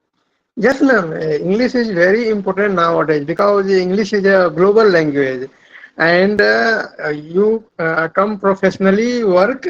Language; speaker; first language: English; non-native, learner; Hindi